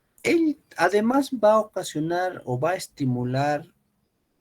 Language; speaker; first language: Spanish; native; Spanish